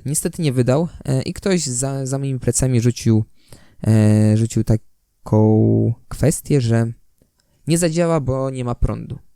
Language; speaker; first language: Polish; native; Polish